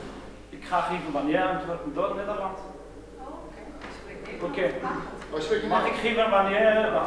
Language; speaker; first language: Dutch; non-native, learner; Arabic